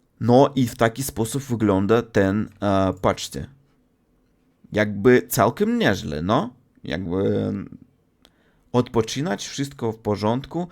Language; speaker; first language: Polish; non-native, fluent; Russian